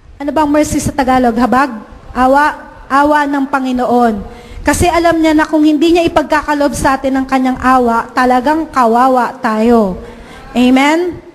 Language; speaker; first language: Filipino; native; Filipino